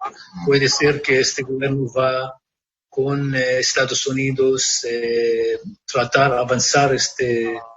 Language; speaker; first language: Spanish; non-native, fluent; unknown